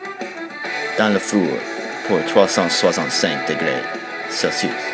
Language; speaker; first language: French; non-native, learner; English